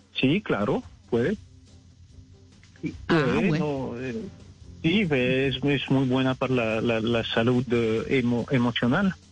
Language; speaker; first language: Spanish; non-native, fluent; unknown